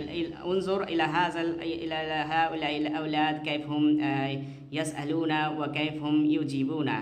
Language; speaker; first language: Arabic; non-native, fluent; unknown